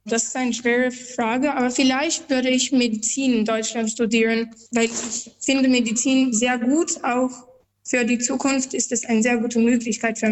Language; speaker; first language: German; non-native, learner; Albanian